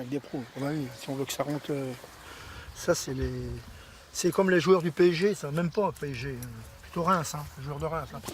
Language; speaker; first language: French; native; French